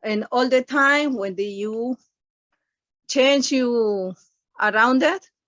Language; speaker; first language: English; non-native, learner; Spanish